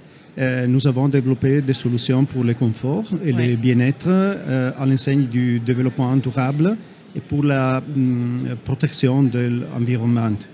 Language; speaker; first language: French; non-native, fluent; Italian